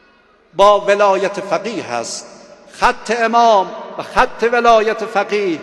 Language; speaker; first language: Persian; native; Persian